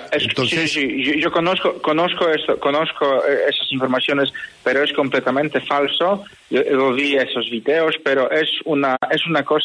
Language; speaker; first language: Spanish; non-native, fluent; Polish